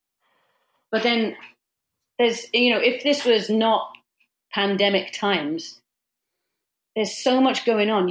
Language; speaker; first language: English; native; English